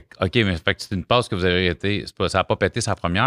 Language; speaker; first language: French; native; French